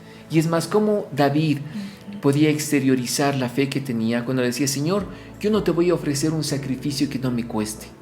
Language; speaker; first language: Spanish; native; Spanish